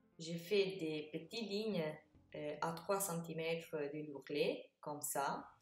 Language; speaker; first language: French; non-native, fluent; Italian